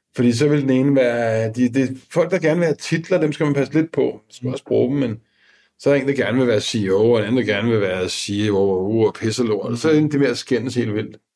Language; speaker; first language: Danish; native; Danish